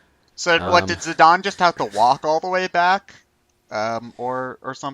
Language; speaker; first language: English; native; English